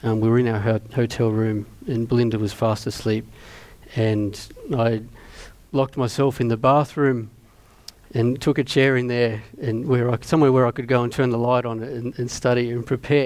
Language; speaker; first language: English; native; English